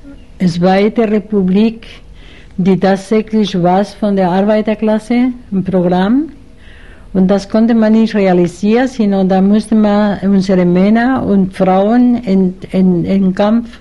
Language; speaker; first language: German; non-native, fluent; Spanish